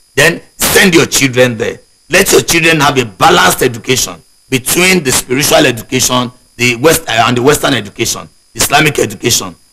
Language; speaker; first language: English; non-native, local second language; Yoruba